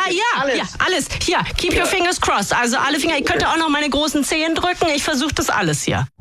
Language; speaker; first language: German; native; German